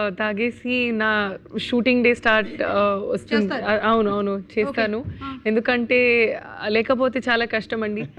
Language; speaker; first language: Telugu; non-native, local second language; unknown